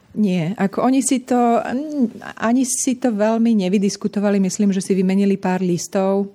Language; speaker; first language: Slovak; native; Slovak